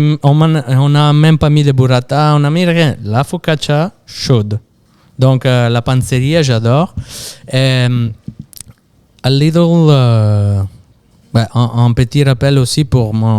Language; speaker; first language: French; non-native, fluent; Italian